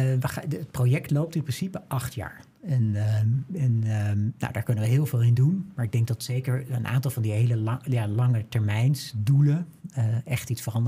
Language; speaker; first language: Dutch; native; Dutch